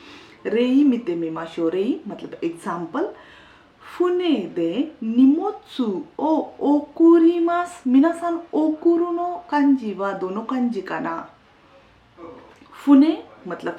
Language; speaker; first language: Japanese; non-native, fluent; Hindi